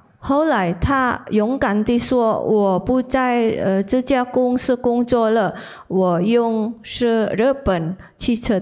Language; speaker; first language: Chinese; non-native, learner; Indonesian